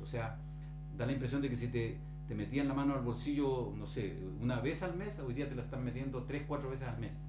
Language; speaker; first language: Spanish; native; Spanish